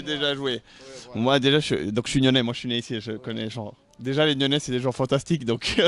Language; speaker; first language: French; native; French